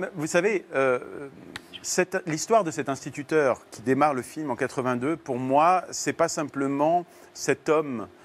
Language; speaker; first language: French; native; French